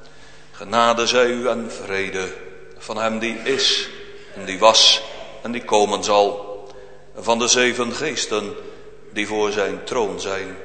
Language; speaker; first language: Dutch; native; Dutch